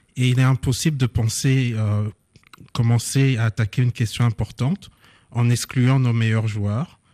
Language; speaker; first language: French; non-native, local second language; Lingala